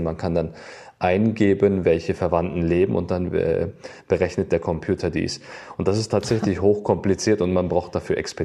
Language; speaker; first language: German; native; German